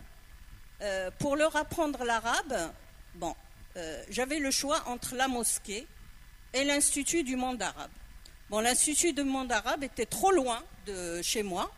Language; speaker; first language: French; non-native, local second language; Arabic